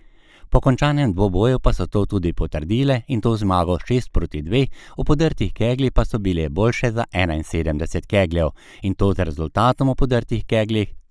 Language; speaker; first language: Slovenian; native; Slovenian